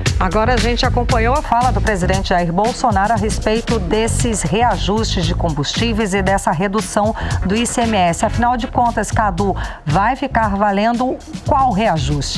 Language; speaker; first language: Portuguese; native; Portuguese